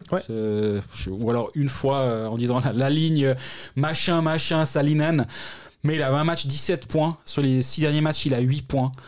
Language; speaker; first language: French; native; French